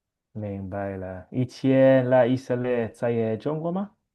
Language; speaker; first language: Chinese; non-native, learner; Hebrew